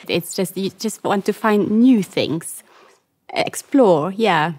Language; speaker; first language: English; non-native, fluent; Luxembourgish